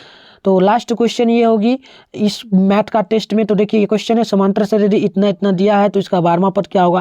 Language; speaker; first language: Hindi; native; Hindi